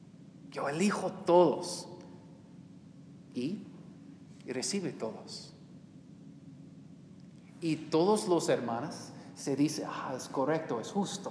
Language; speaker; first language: Spanish; non-native, learner; English